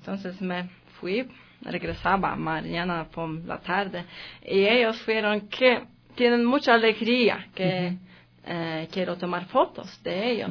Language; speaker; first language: Spanish; non-native, learner; Polish